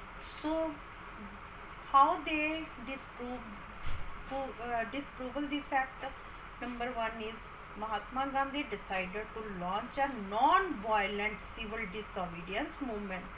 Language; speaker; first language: English; non-native, local second language; Hindi